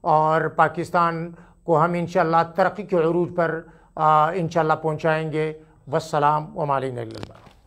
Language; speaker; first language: Urdu; non-native, local second language; Pashto